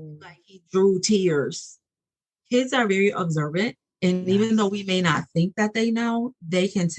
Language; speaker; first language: English; native; English